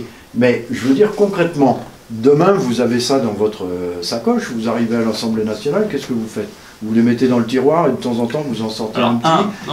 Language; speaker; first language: French; native; French